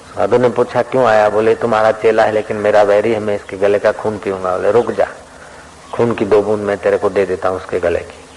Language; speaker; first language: Hindi; non-native, local second language; Sindhi